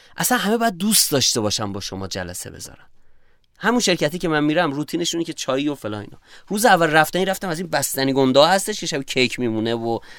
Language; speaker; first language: Persian; native; Persian